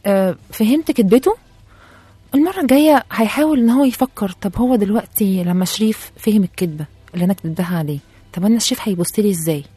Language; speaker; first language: Arabic; native; Arabic